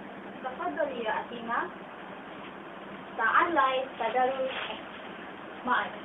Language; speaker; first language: Arabic; non-native, learner; Malay